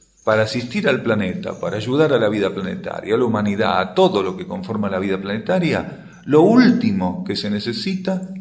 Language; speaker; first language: Spanish; native; Spanish